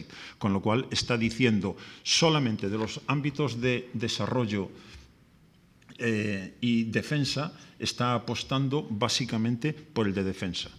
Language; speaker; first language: Spanish; native; Spanish